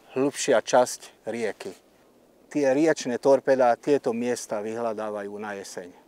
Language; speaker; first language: Slovak; non-native, local second language; Hungarian